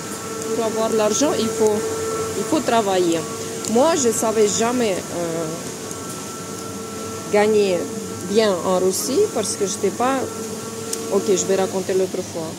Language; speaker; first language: French; non-native, fluent; Russian